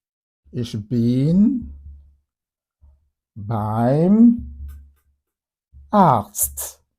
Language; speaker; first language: German; non-native, fluent; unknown